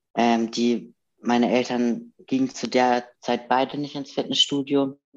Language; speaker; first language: German; native; German